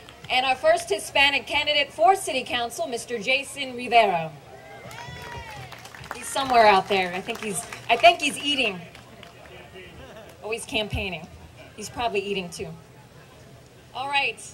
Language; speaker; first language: English; native; English